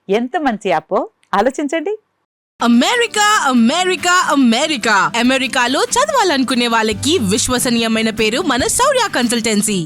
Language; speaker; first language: Telugu; native; Telugu